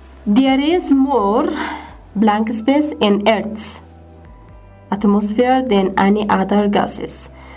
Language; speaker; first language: English; non-native, fluent; Persian